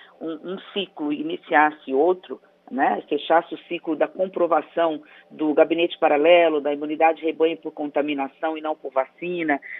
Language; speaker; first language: Portuguese; native; Portuguese